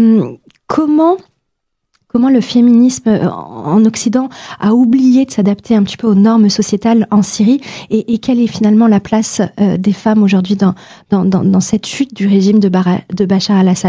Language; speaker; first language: French; native; French